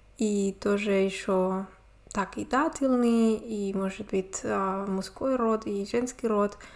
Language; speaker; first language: Russian; non-native, learner; Spanish